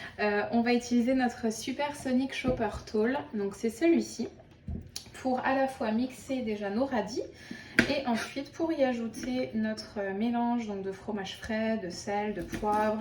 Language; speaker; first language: French; native; French